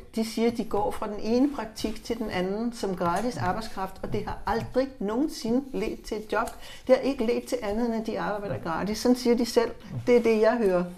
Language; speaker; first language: Danish; native; Danish